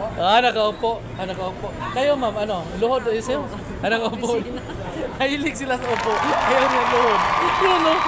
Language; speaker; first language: Filipino; non-native, local second language; Cebuano